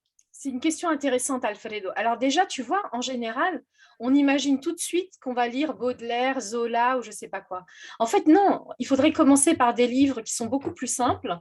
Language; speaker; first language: French; native; French